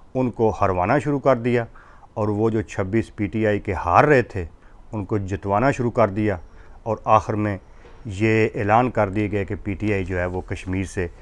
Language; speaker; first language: Urdu; non-native, local second language; Punjabi